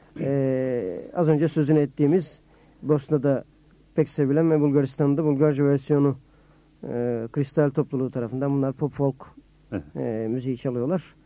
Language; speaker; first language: Turkish; native; Turkish